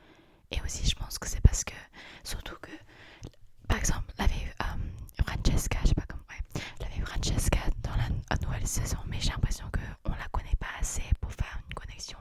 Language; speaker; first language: French; early bilingual, heritage; English